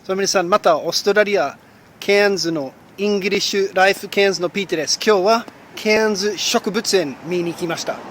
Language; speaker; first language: Japanese; non-native, fluent; English